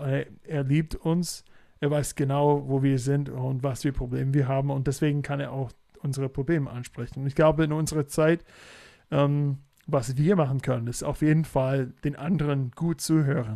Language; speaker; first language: German; non-native, fluent; English